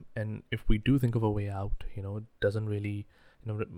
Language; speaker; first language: English; non-native, local second language; Urdu